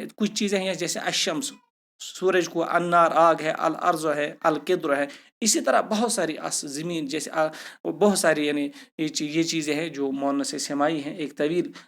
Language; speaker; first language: Urdu; non-native, local second language; Kashmiri